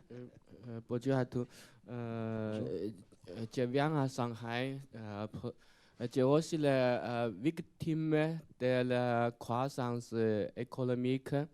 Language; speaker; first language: French; non-native, learner; Chinese